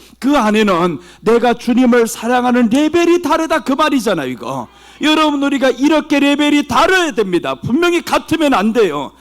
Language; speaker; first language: Korean; early bilingual, heritage; Korean